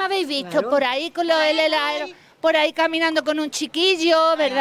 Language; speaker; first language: Spanish; native; Spanish